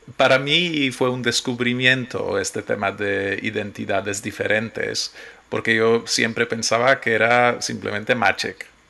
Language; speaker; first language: Spanish; non-native, fluent; Polish